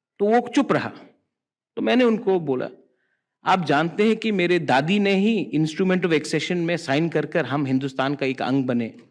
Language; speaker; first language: Hindi; non-native, local second language; Kok Borok